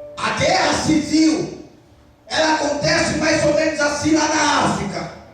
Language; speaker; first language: Portuguese; non-native, fluent; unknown